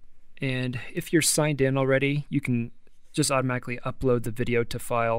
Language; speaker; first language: English; native; English